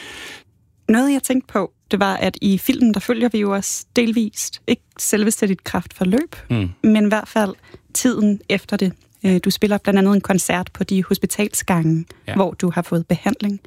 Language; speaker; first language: Danish; native; Danish